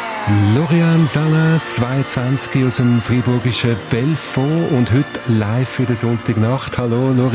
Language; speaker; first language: German; native; German